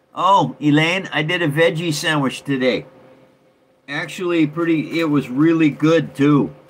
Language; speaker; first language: English; native; English